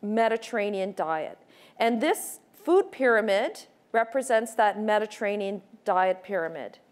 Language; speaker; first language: English; native; English